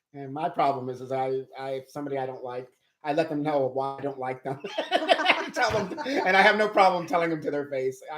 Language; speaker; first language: English; native; English